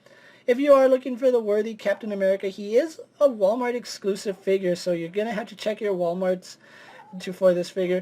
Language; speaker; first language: English; native; English